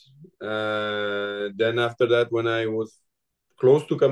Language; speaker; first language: English; non-native, learner; French